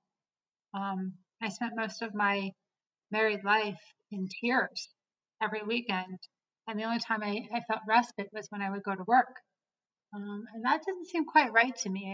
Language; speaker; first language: English; native; English